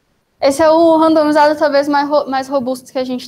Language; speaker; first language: Portuguese; native; Portuguese